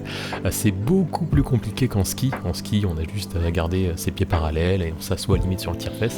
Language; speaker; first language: French; native; French